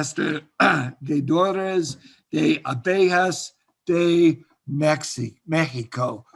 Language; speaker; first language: Spanish; non-native, learner; English